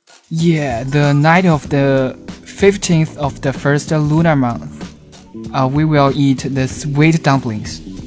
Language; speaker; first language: English; non-native, learner; Chinese